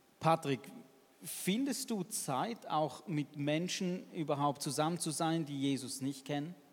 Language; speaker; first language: German; native; German